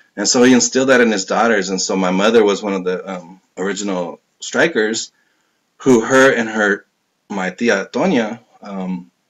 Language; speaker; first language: English; native; English